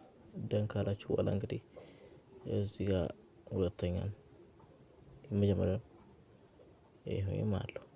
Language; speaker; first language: Amharic; native; Amharic